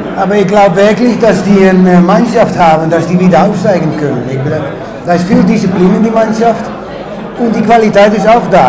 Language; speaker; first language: German; non-native, fluent; Dutch